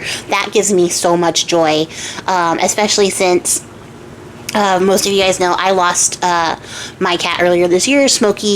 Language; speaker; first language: English; native; English